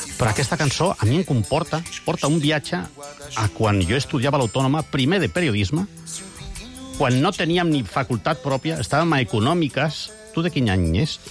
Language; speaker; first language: Catalan; non-native, local second language; Spanish